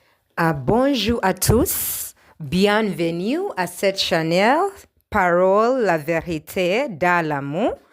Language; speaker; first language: French; non-native, learner; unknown